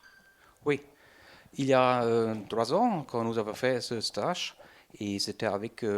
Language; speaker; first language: French; non-native, learner; German